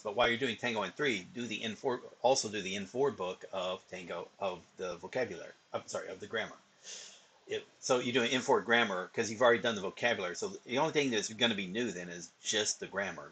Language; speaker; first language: English; native; English